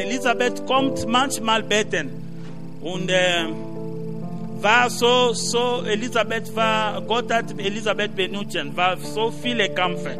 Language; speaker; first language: German; non-native, learner; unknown